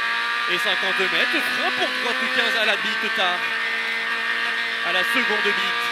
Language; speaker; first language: French; native; French